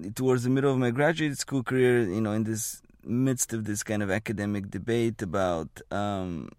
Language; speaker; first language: English; non-native, fluent; Bulgarian